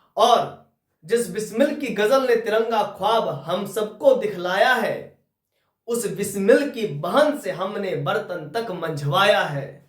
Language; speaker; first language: Hindi; native; Hindi